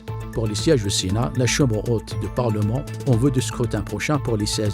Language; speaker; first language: French; non-native, local second language; Arabic